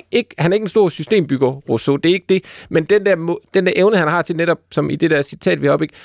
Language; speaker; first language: Danish; native; Danish